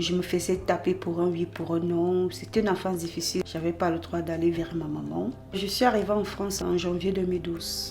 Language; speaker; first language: French; native; French